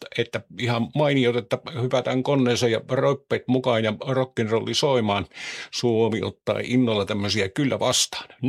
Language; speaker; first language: Finnish; native; Finnish